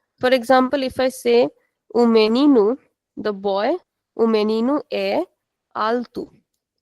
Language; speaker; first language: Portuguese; non-native, fluent; Hindi